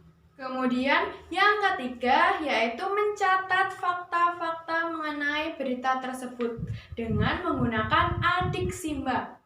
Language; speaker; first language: Indonesian; native; Indonesian